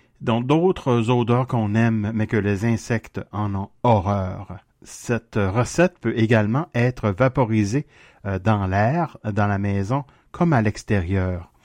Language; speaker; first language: French; native; French